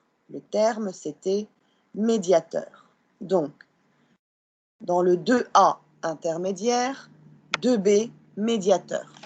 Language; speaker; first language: French; non-native, local second language; Arabic